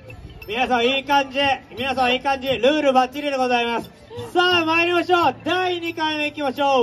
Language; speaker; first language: Japanese; native; Japanese